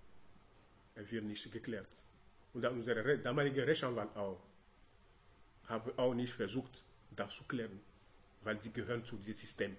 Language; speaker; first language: German; non-native, learner; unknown